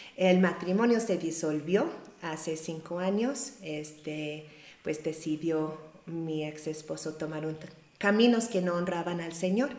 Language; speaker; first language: Spanish; non-native, fluent; English